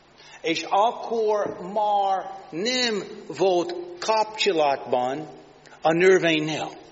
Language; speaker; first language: Hungarian; non-native, learner; English